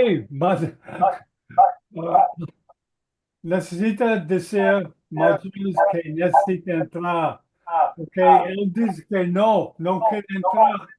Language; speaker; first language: Spanish; non-native, learner; English